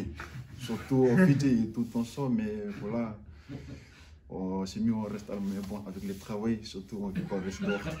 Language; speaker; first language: French; non-native, learner; Fijian